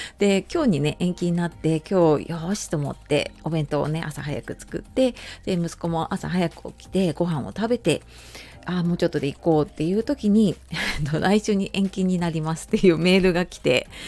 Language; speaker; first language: Japanese; native; Japanese